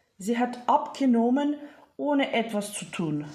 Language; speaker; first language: German; non-native, fluent; Ukrainian